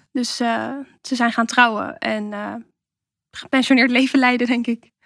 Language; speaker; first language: Dutch; native; Dutch